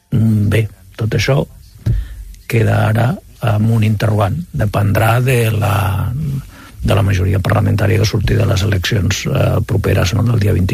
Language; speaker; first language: Catalan; non-native, local second language; Spanish